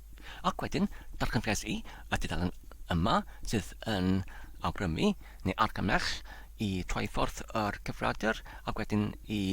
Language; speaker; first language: Welsh; non-native, learner; Polish